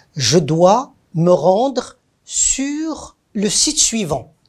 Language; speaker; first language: French; non-native, local second language; Arabic